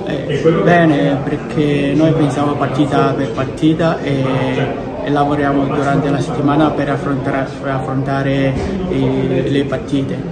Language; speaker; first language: Italian; non-native, fluent; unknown